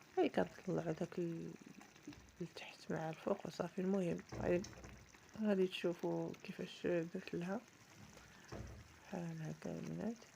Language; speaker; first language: Arabic; native; Arabic